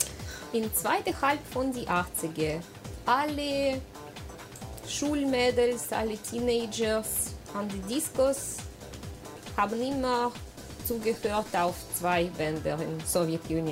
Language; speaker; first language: German; non-native, learner; Russian